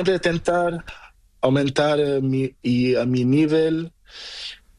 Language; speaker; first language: Spanish; non-native, local second language; Portuguese